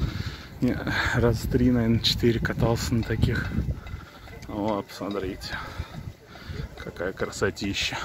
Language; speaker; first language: Russian; native; Russian